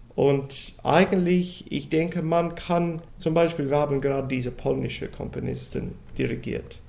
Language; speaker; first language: German; non-native, fluent; English